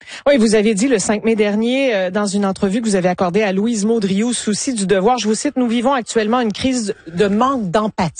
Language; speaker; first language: French; native; French